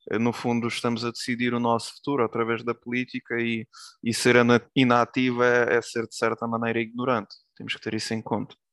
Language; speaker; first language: Portuguese; early bilingual, other home language; Ukrainian